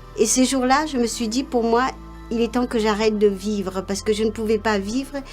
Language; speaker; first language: French; non-native, local second language; Morisyen